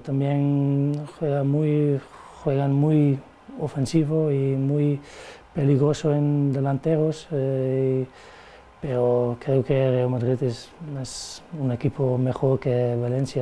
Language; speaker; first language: Spanish; non-native, learner; Dutch